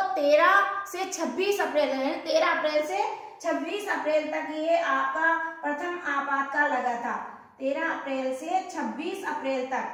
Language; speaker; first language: Hindi; native; Hindi